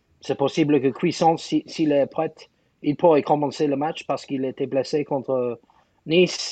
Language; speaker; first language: French; non-native, fluent; English